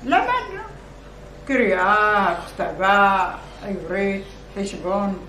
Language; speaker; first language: Hebrew; non-native, fluent; Arabic